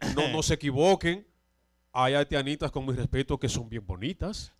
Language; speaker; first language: Spanish; native; Spanish